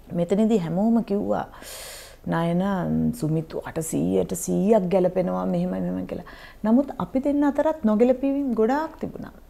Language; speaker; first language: Sinhala; native; Sinhala